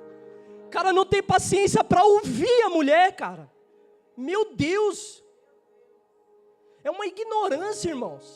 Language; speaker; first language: Portuguese; native; Portuguese